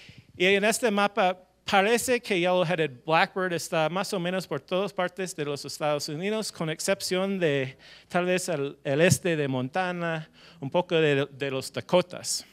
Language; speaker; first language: Spanish; non-native, fluent; English